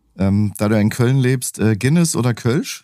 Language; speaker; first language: German; native; German